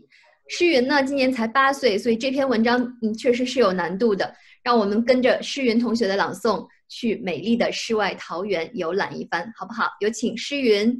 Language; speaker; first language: Chinese; native; Chinese